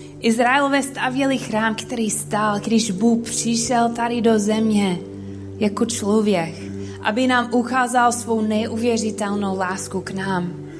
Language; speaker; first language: Czech; non-native, learner; English